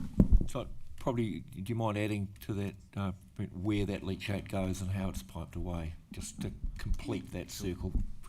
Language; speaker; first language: English; native; English